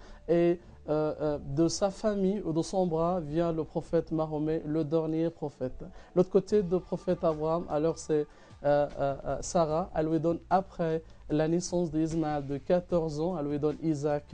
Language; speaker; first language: French; non-native, fluent; Arabic